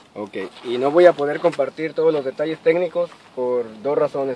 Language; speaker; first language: Spanish; native; Spanish